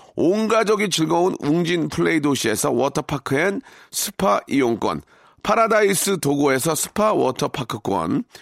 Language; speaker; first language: Korean; native; Korean